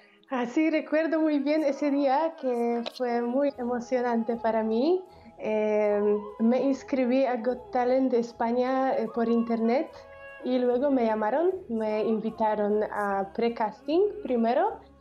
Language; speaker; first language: Spanish; non-native, fluent; Polish